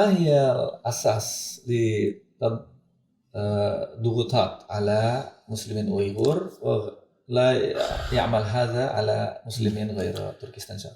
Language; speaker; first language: Arabic; non-native, fluent; Indonesian